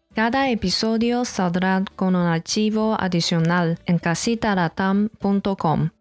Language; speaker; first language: Spanish; non-native, learner; Chinese